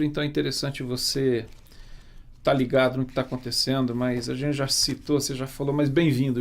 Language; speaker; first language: Portuguese; native; Portuguese